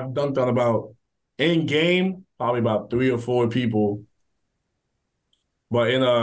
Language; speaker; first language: English; native; English